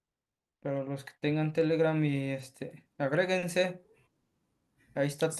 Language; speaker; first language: Spanish; native; Spanish